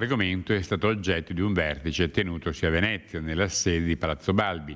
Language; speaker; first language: Italian; native; Italian